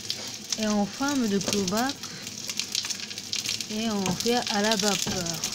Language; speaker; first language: French; non-native, learner; Japanese